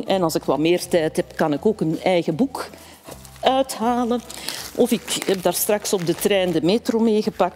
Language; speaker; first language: Dutch; native; Dutch